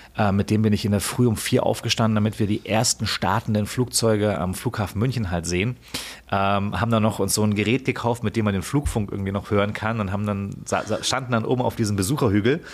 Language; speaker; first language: German; native; German